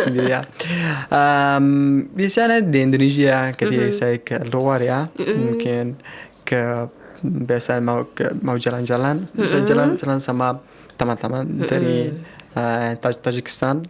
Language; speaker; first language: Indonesian; non-native, learner; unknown